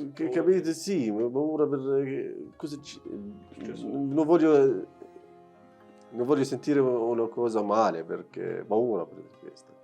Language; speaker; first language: Italian; non-native, learner; Arabic